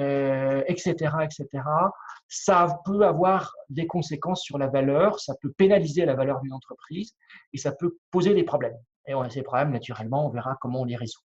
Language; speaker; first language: French; native; French